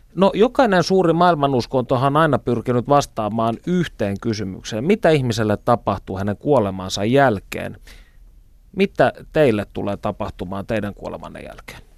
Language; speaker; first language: Finnish; native; Finnish